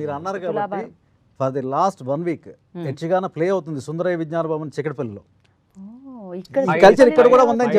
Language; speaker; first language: Telugu; native; Telugu